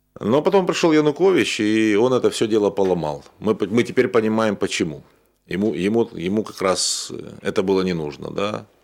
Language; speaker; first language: Russian; native; Russian